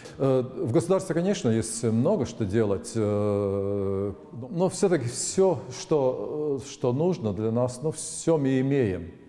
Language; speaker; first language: Russian; non-native, local second language; Latvian